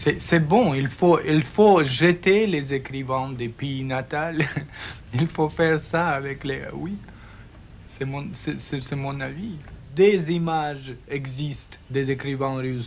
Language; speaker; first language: French; non-native, learner; Russian